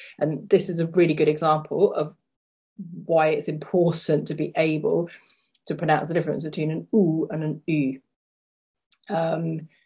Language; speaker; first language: English; native; English